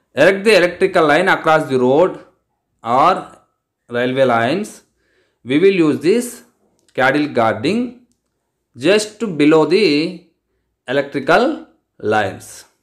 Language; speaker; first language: English; non-native, local second language; Telugu